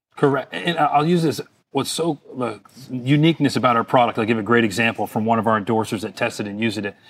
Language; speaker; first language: English; native; English